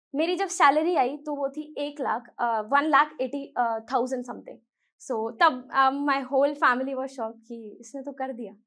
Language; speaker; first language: Hindi; native; Hindi